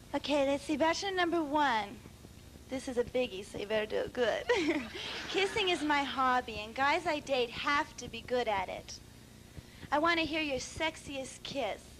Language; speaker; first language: English; native; English